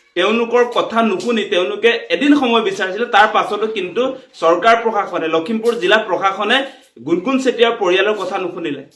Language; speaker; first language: Assamese; native; Assamese